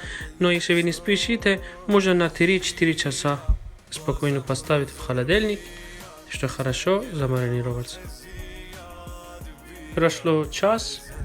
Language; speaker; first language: Russian; non-native, fluent; Persian